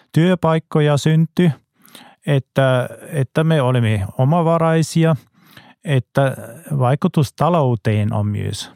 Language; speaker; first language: Finnish; non-native, fluent; German